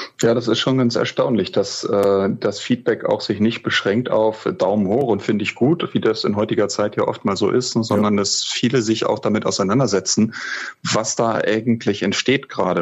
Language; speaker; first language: German; native; German